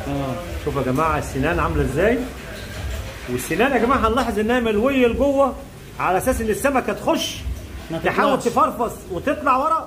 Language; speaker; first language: Arabic; native; Arabic